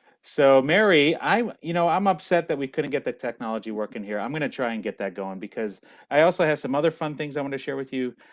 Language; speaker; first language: English; native; English